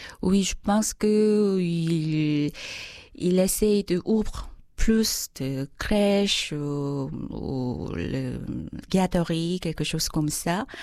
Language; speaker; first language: French; non-native, fluent; Korean